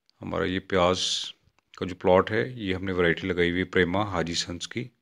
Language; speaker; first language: Urdu; non-native, local second language; Punjabi